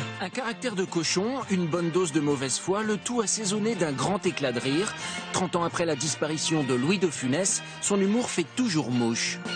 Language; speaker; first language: French; native; French